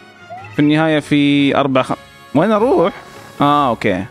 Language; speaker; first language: Arabic; native; Arabic